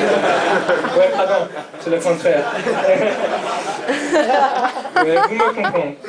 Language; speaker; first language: French; non-native, fluent; English